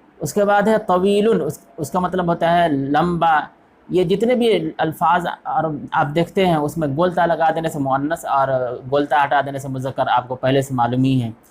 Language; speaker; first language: Urdu; native; Urdu